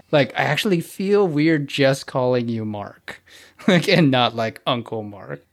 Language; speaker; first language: English; native; English